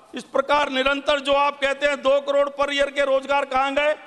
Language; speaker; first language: Hindi; native; Hindi